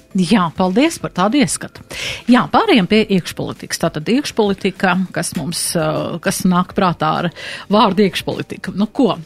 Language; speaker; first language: Latvian; native; Latvian